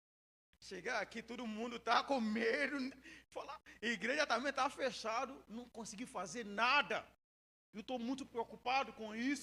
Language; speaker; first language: Portuguese; non-native, learner; Yoruba